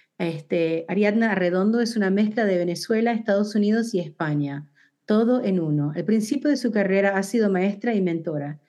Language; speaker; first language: Spanish; early bilingual, heritage; Spanish